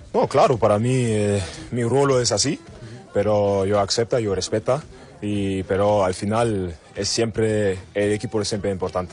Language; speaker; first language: Spanish; non-native, learner; German